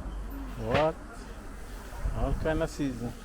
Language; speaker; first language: English; non-native, learner; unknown